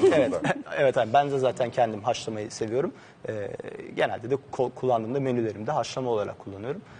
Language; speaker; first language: Turkish; native; Turkish